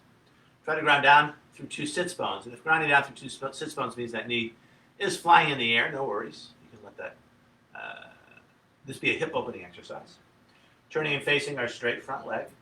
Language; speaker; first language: English; native; English